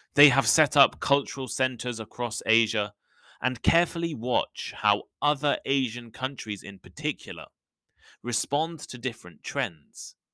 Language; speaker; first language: English; native; English